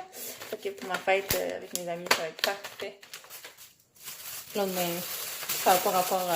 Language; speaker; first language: French; native; French